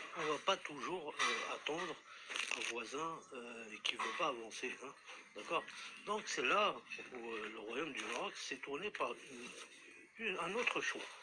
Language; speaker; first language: French; non-native, local second language; Arabic